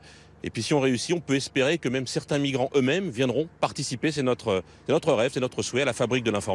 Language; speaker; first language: French; native; French